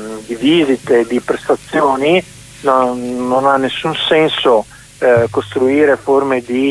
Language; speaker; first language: Italian; native; Italian